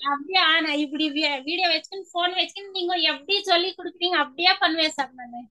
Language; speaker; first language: Tamil; non-native, fluent; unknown